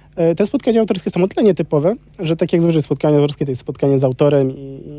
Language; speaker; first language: Polish; native; Polish